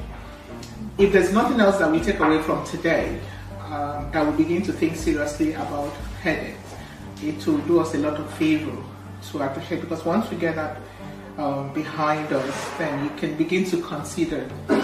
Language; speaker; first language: English; non-native, local second language; Igbo